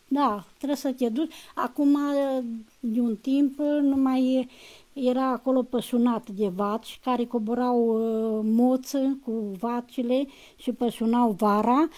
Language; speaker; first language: Romanian; native; Romanian